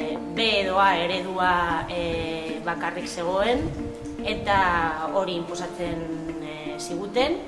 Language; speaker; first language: Basque; non-native, local second language; Spanish